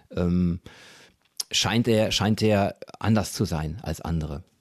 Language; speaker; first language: German; native; German